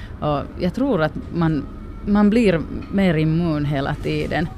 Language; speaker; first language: Swedish; non-native, local second language; Finnish